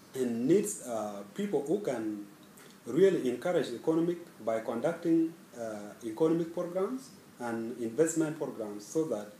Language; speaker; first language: English; non-native, fluent; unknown